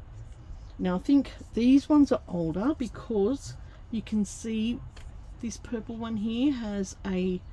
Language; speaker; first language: English; native; English